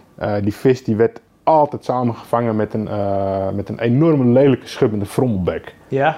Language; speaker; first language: Dutch; native; Dutch